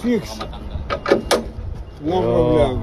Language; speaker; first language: English; non-native, learner; Russian